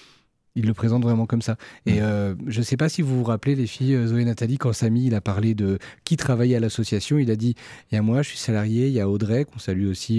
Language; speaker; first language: French; native; French